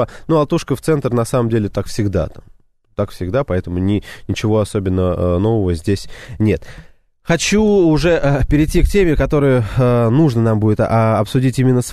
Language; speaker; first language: Russian; native; Russian